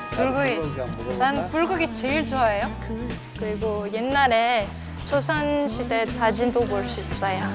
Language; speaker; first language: Korean; non-native, fluent; French